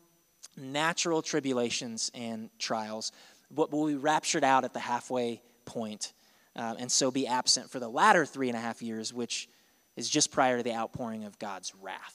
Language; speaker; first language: English; native; English